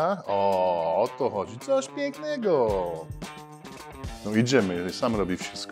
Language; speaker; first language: Polish; non-native, fluent; French